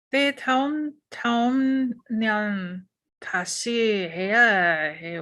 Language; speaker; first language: Korean; non-native, learner; English